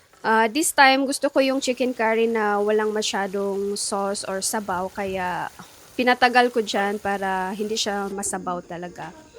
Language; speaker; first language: Filipino; native; Filipino